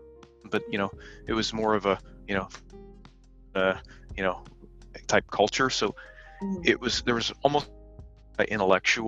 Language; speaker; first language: English; native; English